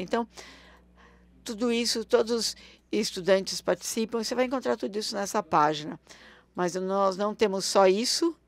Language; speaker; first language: Portuguese; non-native, fluent; German